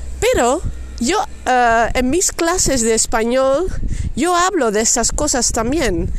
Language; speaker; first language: Spanish; non-native, fluent; Dutch